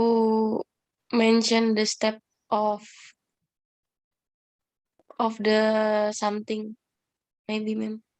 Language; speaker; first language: English; non-native, learner; Indonesian